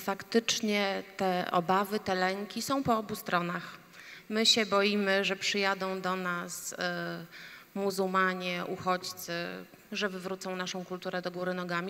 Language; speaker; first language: Polish; native; Polish